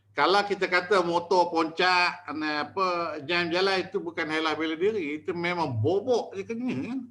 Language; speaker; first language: Malay; native; Malay